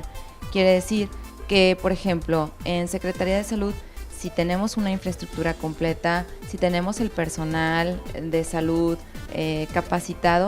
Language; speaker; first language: Spanish; native; Spanish